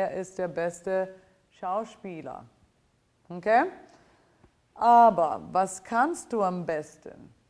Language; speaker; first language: German; non-native, fluent; Italian